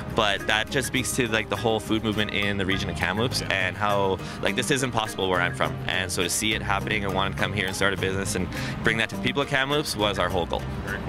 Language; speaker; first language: English; native; English